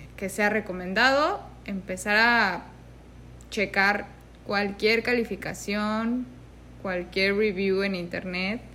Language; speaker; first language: Spanish; native; Spanish